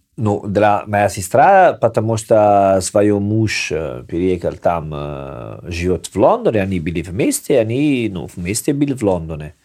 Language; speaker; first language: Russian; non-native, learner; Italian